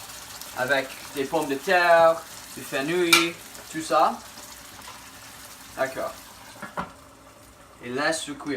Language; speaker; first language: French; non-native, learner; English